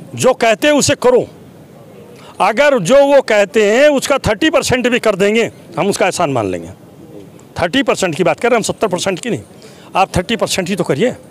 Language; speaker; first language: Hindi; native; Hindi